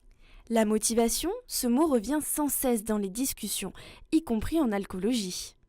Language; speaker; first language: French; native; French